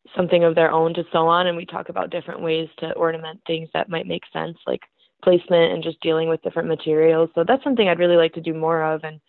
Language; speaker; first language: English; native; English